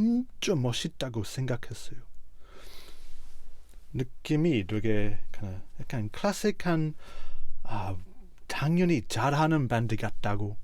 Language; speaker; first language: Korean; non-native, fluent; English